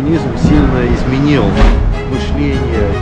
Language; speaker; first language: Russian; early bilingual, heritage; Russian